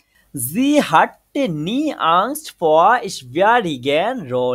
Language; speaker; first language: German; non-native, fluent; Bangla